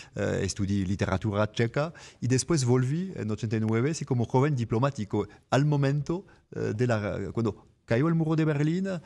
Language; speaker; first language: Spanish; non-native, fluent; French